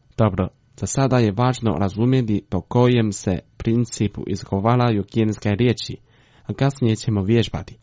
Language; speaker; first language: Croatian; non-native, fluent; Chinese